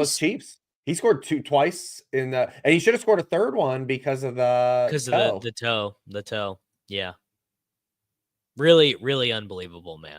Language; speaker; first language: English; native; English